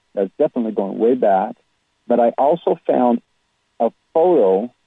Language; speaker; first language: English; native; English